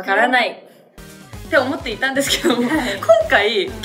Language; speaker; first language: Japanese; native; Japanese